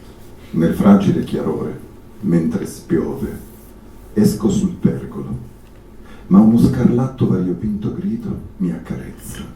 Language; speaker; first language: Italian; native; Italian